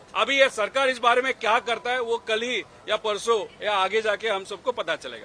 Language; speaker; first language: Hindi; non-native, local second language; Marathi